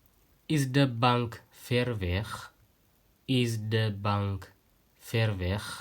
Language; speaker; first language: Dutch; non-native, learner; Tigrinya